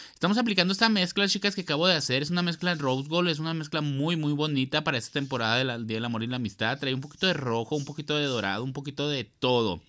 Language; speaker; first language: Spanish; native; Spanish